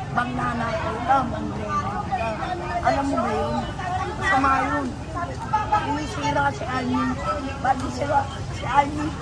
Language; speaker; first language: Filipino; non-native, local second language; Iloko